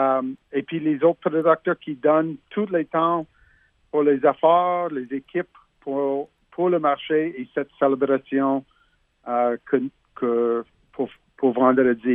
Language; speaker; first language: French; non-native, learner; English